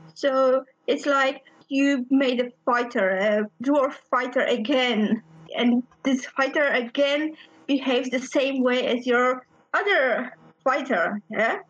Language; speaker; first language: English; non-native, fluent; Polish